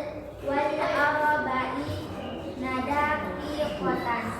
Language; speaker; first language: Arabic; non-native, learner; Indonesian